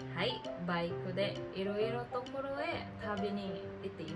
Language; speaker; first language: Japanese; non-native, fluent; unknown